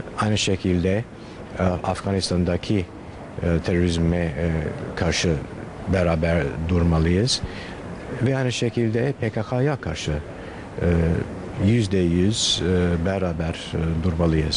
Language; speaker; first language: Turkish; non-native, fluent; English